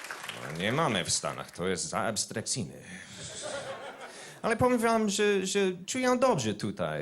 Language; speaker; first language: Polish; non-native, learner; English